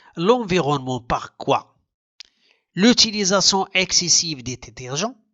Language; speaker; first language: French; non-native, local second language; Arabic